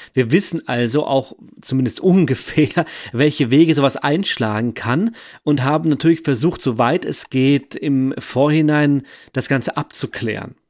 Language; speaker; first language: German; native; German